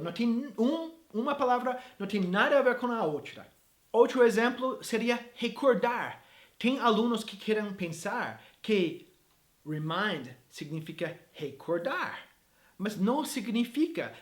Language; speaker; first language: Portuguese; non-native, fluent; English